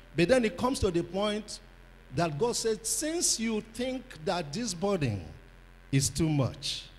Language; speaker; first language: English; non-native, local second language; Igbo